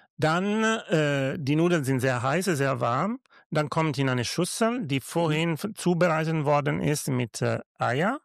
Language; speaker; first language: German; non-native, learner; Italian